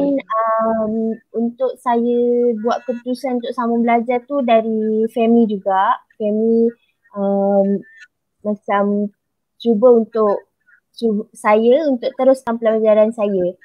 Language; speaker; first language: Malay; native; Malay